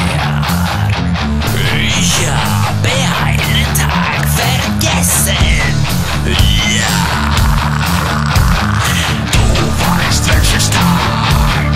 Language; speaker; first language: German; non-native, learner; Swedish